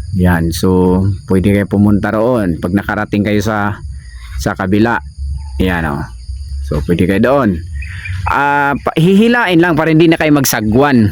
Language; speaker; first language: Filipino; non-native, local second language; Cebuano